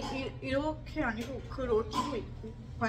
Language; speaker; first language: Korean; non-native, learner; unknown